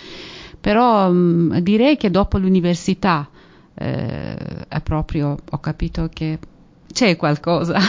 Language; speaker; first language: Italian; non-native, fluent; Persian